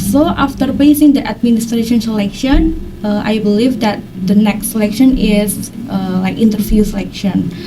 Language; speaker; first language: English; non-native, learner; Indonesian